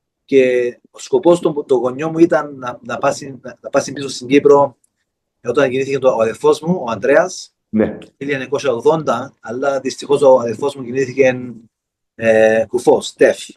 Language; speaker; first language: Greek; early bilingual, heritage; Greek